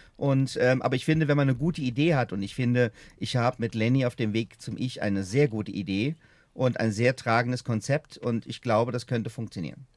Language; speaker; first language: German; native; German